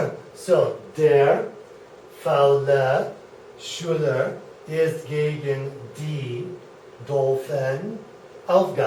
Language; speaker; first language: German; non-native, learner; English